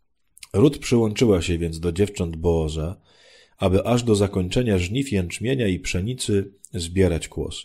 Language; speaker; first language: Polish; native; Polish